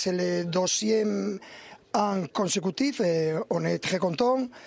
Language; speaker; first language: French; non-native, learner; Spanish